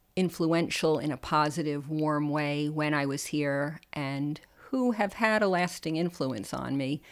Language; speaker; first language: English; native; English